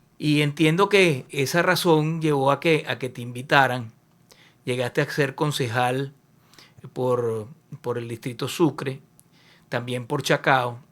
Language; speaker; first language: Spanish; native; Spanish